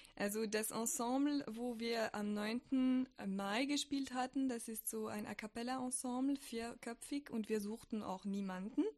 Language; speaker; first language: German; non-native, fluent; French